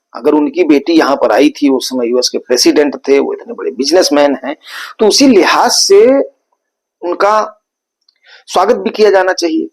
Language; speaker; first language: Hindi; native; Hindi